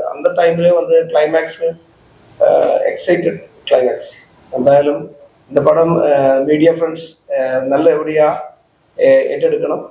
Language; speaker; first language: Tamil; non-native, local second language; Malayalam